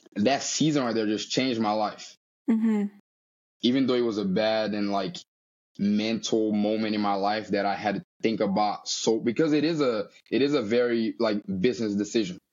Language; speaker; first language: English; early bilingual, other home language; Portuguese